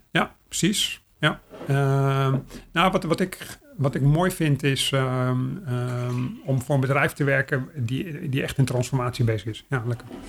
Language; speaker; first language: Dutch; native; Dutch